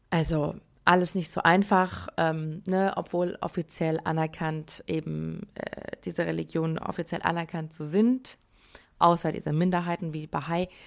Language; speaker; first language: German; early bilingual, other home language; Persian